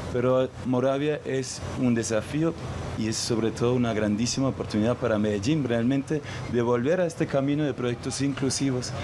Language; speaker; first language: Spanish; non-native, fluent; German